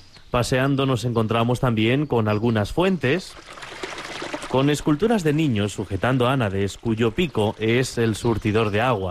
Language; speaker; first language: Spanish; native; Spanish